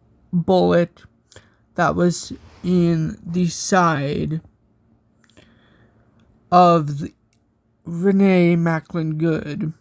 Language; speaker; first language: English; native; English